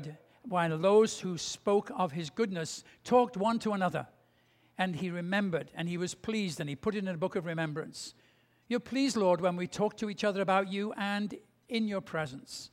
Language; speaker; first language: English; native; English